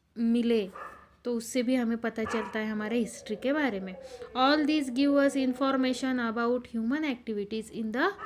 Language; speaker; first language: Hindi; non-native, local second language; Marathi